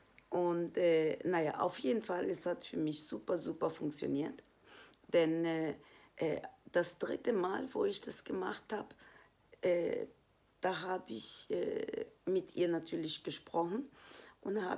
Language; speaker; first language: German; non-native, fluent; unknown